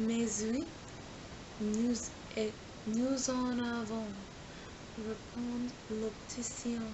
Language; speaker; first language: French; non-native, learner; English